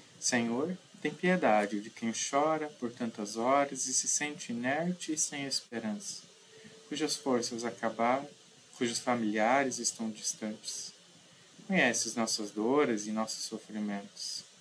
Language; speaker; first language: Portuguese; native; Portuguese